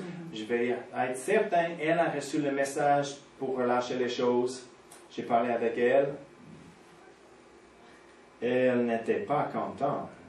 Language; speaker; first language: French; non-native, fluent; English